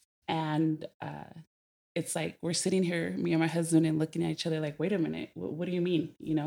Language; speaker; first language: English; native; English